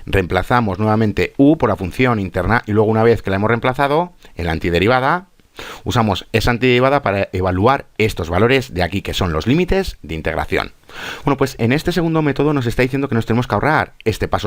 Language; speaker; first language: Spanish; native; Spanish